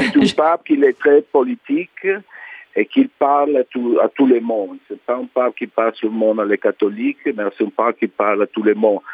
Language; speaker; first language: French; non-native, learner; Italian